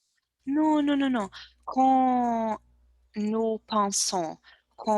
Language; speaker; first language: French; non-native, learner; Portuguese